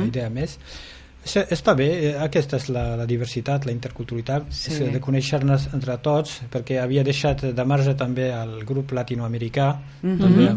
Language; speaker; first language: Catalan; non-native, fluent; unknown